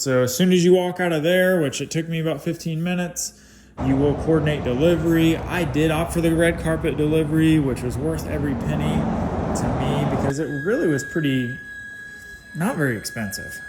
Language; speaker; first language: English; native; English